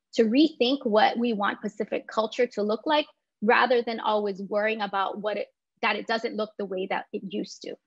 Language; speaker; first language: English; native; English